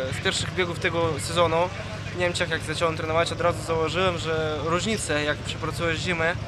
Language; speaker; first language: Polish; non-native, fluent; Russian